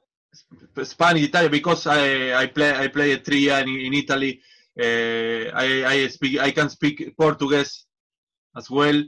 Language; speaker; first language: English; non-native, learner; Spanish